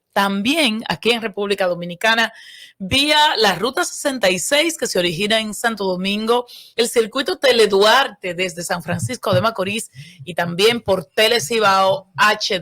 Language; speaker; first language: Spanish; native; Spanish